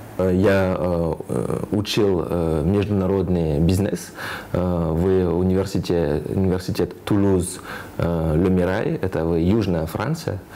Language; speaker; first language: Russian; non-native, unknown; French